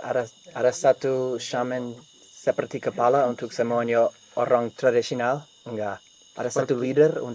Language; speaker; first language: Indonesian; non-native, learner; English